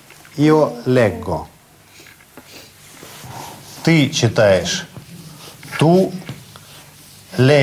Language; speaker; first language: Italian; non-native, fluent; Russian